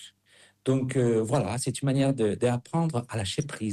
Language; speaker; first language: French; non-native, fluent; Spanish